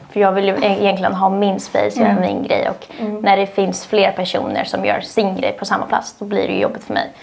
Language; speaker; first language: Swedish; early bilingual, other home language; Russian